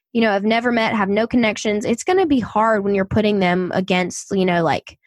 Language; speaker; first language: English; native; English